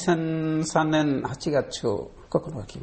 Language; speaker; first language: Japanese; non-native, learner; Bangla